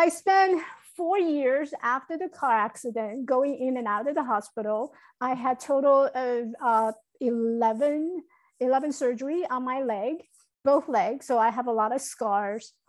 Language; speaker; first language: English; non-native, fluent; Chinese